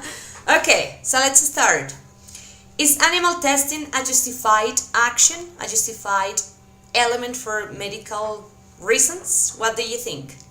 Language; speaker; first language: English; non-native, fluent; Spanish